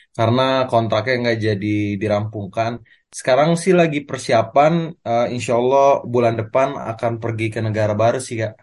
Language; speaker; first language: Indonesian; native; Indonesian